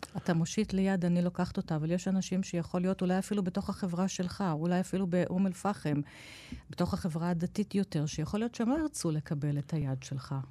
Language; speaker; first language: Hebrew; native; Hebrew